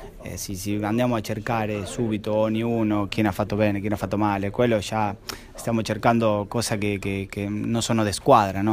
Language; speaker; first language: Italian; non-native, fluent; Spanish